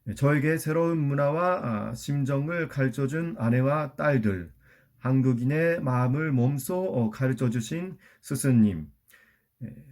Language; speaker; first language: Korean; non-native, fluent; Japanese